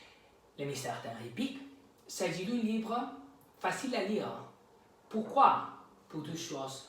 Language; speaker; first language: French; non-native, learner; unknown